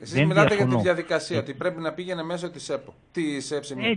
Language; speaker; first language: Greek; native; Greek